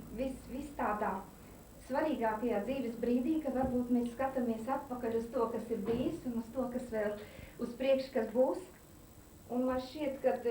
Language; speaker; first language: Latvian; native; Latvian